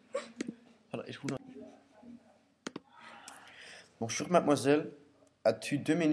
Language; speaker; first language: French; non-native, learner; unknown